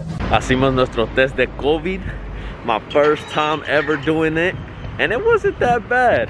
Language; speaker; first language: English; early bilingual, other home language; Spanish